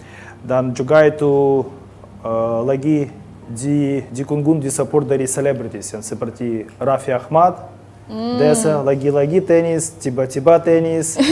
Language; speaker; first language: Indonesian; non-native, learner; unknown